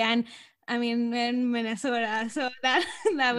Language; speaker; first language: English; non-native, local second language; Hindi